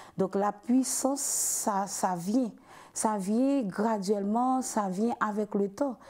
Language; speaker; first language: French; non-native, local second language; Haitian Creole